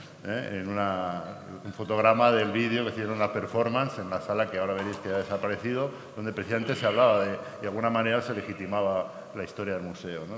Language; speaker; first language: Spanish; native; Spanish